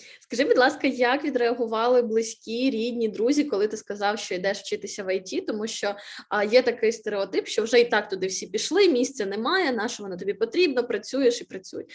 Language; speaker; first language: Ukrainian; native; Ukrainian